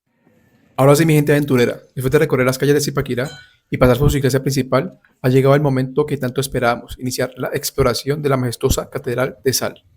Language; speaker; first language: Spanish; native; Spanish